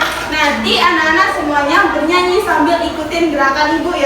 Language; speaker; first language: Indonesian; native; Indonesian